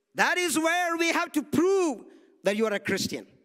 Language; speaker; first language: English; non-native, local second language; Malayalam